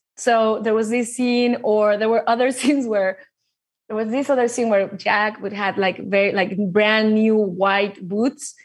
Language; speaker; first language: English; non-native, fluent; Spanish